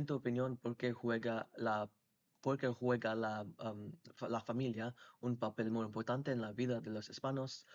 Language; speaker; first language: Spanish; non-native, learner; English